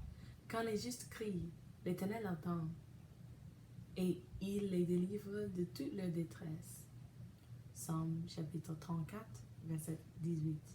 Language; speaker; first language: French; non-native, learner; English